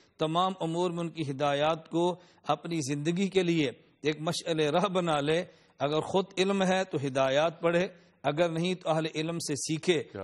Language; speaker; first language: Urdu; non-native, local second language; Punjabi